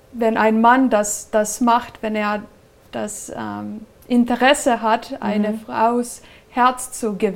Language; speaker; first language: German; non-native, fluent; Serbian